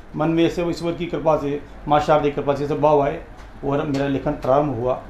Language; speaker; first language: Hindi; native; Hindi